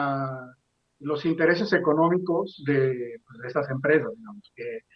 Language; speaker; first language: Spanish; native; Spanish